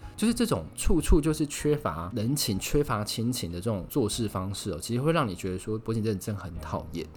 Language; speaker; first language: Chinese; native; Chinese